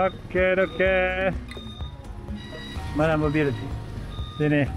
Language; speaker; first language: Indonesian; non-native, learner; French